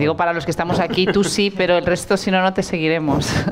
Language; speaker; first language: Spanish; non-native, local second language; Catalan